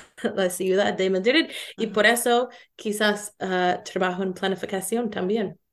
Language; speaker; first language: Spanish; non-native, learner; English